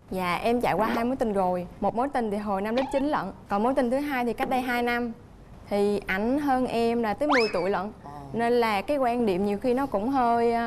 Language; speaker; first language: Vietnamese; native; Vietnamese